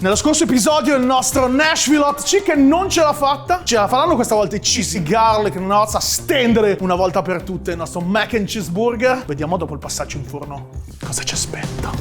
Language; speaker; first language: Italian; native; Italian